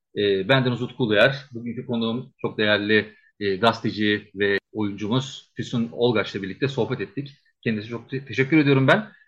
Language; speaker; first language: Turkish; native; Turkish